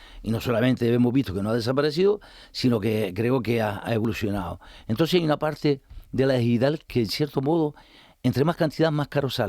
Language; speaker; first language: Spanish; native; Spanish